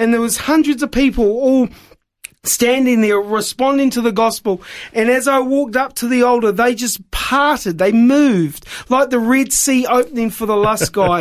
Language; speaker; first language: English; native; English